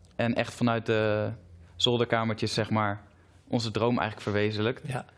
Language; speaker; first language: Dutch; native; Dutch